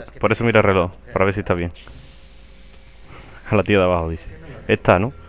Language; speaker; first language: Spanish; native; Spanish